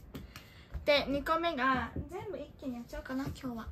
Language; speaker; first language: Japanese; early bilingual, heritage; Japanese